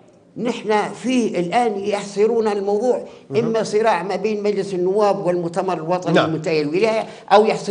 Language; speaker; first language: Arabic; native; Arabic